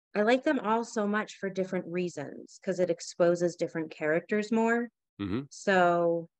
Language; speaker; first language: English; native; English